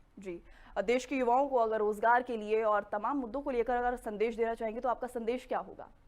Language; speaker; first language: Hindi; native; Hindi